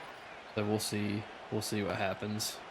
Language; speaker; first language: English; native; English